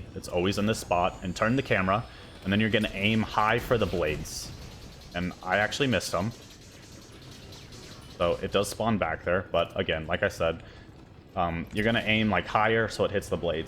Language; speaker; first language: English; native; English